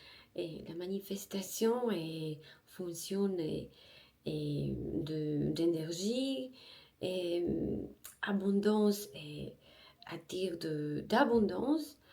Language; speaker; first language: French; non-native, learner; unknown